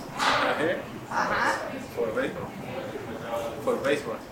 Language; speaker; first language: English; non-native, learner; Spanish